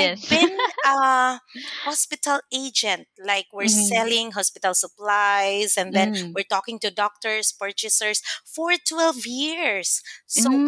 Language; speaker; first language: English; non-native, local second language; Cebuano